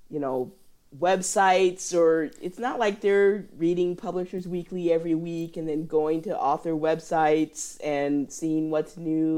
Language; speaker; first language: English; native; English